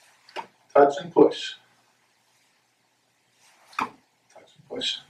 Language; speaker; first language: English; native; English